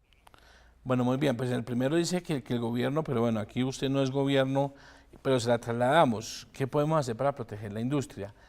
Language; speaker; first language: Spanish; native; Spanish